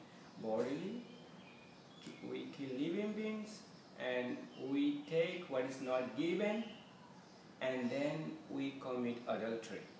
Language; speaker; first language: English; non-native, fluent; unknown